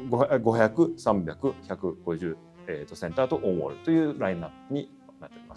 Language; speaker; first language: Japanese; native; Japanese